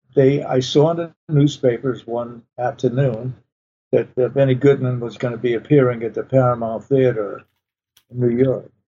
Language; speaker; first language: English; early bilingual, other home language; Polish